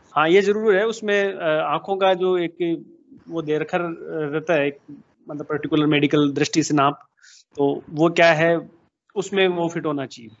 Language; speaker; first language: Hindi; native; Hindi